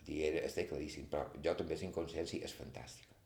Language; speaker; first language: Catalan; native; Catalan